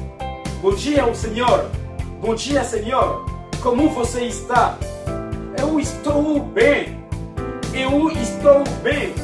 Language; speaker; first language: Portuguese; non-native, fluent; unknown